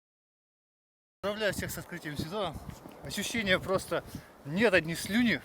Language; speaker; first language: Russian; native; Russian